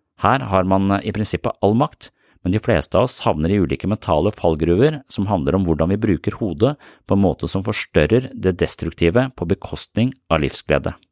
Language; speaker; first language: Norwegian; native; Norwegian